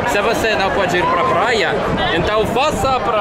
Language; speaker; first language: Portuguese; non-native, learner; Russian